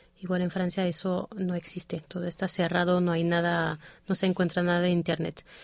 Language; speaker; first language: Spanish; non-native, fluent; French